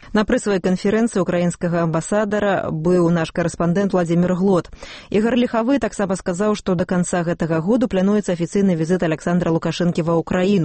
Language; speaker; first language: Belarusian; native; Belarusian